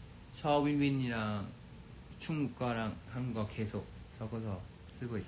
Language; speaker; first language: Korean; non-native, fluent; Thai